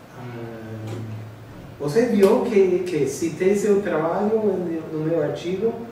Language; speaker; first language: Portuguese; non-native, fluent; English